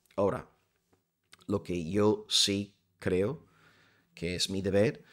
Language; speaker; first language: Spanish; non-native, fluent; English